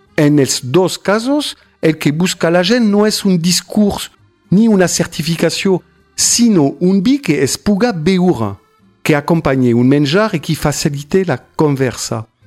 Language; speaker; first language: Catalan; non-native, fluent; French